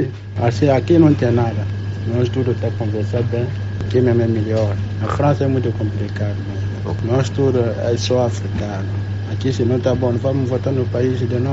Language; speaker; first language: Portuguese; non-native, learner; French